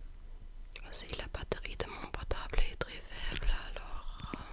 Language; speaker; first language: French; non-native, learner; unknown